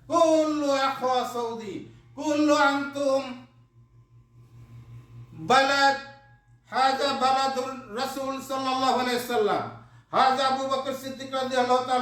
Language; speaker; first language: Arabic; non-native, learner; Bangla